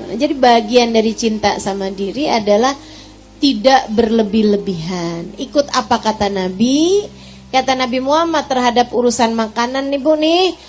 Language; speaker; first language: Indonesian; native; Indonesian